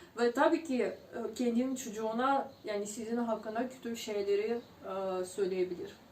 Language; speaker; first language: Turkish; non-native, fluent; Ukrainian